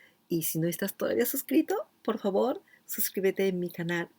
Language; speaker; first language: Spanish; non-native, fluent; Japanese